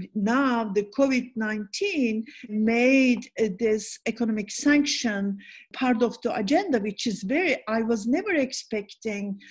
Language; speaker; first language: English; non-native, fluent; Turkish